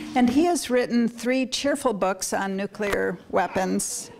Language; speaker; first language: English; native; English